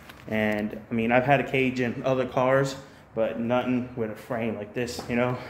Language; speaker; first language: English; native; English